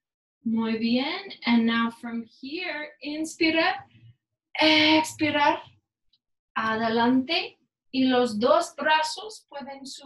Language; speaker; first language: Spanish; non-native, learner; English